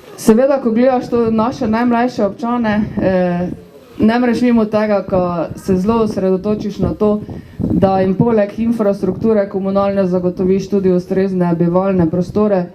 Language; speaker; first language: Slovenian; native; Slovenian